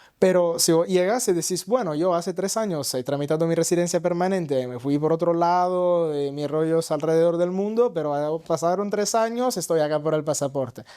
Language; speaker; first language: Spanish; non-native, fluent; Italian